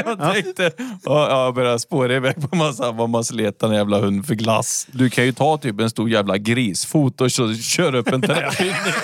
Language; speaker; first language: Swedish; native; Swedish